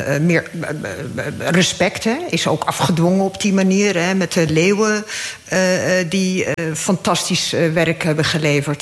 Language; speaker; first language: Dutch; early bilingual, other home language; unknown